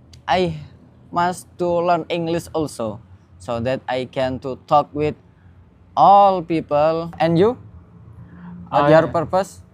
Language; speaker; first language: English; non-native, learner; Indonesian